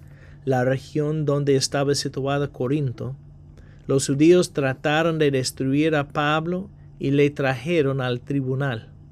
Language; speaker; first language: Spanish; non-native, fluent; English